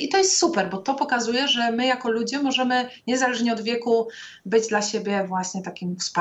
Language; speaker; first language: Polish; native; Polish